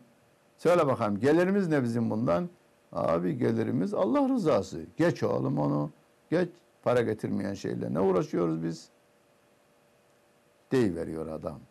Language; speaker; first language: Turkish; native; Turkish